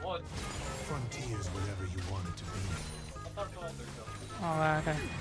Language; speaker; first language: English; non-native, learner; Vietnamese